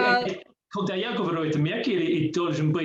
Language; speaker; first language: Russian; non-native, learner; English